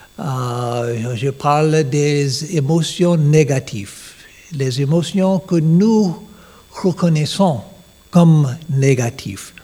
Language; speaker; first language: French; non-native, learner; English